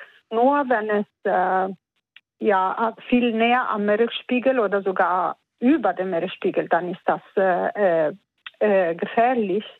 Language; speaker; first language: German; non-native, fluent; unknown